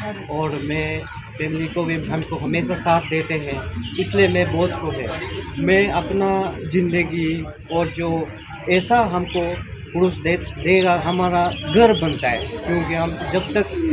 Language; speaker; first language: Hindi; non-native, local second language; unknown